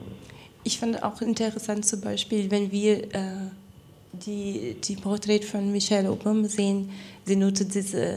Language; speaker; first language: German; non-native, fluent; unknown